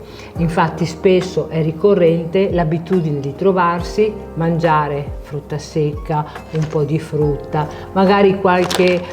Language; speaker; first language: Italian; native; Italian